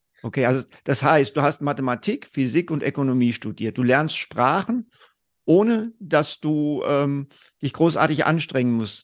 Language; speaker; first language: German; native; German